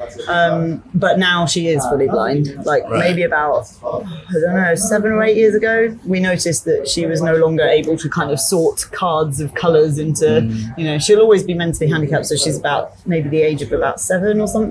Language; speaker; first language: English; native; English